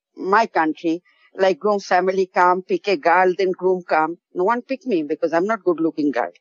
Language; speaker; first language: English; non-native, local second language; Bangla